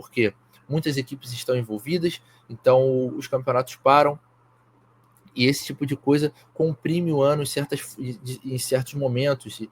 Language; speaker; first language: Portuguese; native; Portuguese